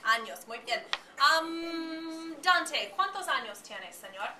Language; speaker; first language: Spanish; non-native, fluent; English